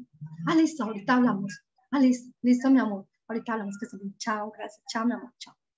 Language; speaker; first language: Spanish; native; Spanish